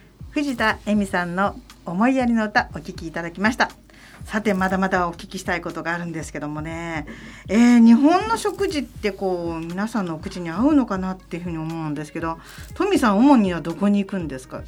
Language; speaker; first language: Japanese; native; Japanese